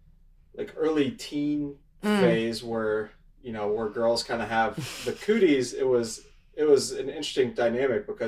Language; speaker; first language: English; native; English